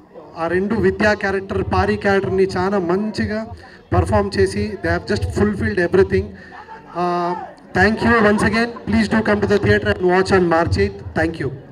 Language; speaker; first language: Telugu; non-native, fluent; Kannada